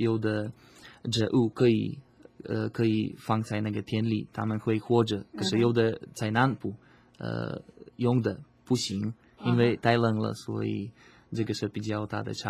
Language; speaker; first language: Chinese; non-native, fluent; Slovak